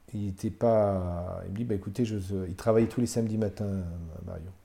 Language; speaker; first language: French; native; French